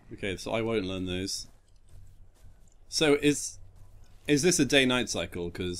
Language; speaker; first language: English; native; English